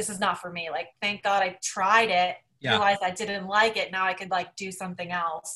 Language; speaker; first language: English; native; English